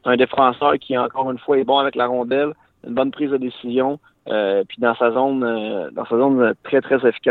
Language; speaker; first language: French; native; French